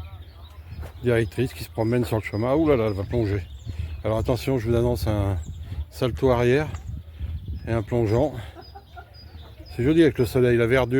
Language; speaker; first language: French; native; French